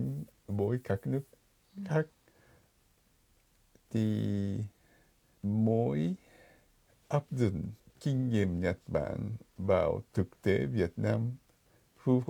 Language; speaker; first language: Vietnamese; non-native, fluent; Japanese